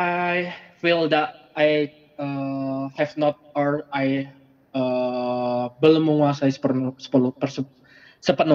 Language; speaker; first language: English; non-native, learner; Indonesian